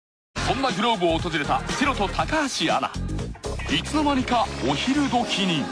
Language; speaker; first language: Japanese; native; Japanese